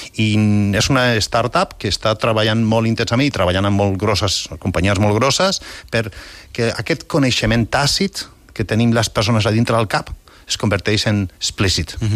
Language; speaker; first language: Catalan; non-native, local second language; Spanish